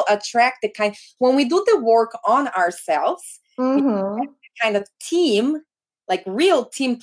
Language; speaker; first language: English; non-native, fluent; Portuguese